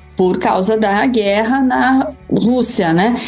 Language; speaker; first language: Portuguese; native; Portuguese